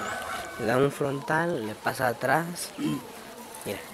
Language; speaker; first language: Spanish; native; Spanish